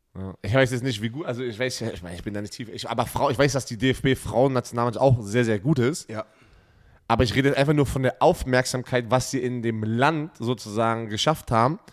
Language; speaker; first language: German; native; German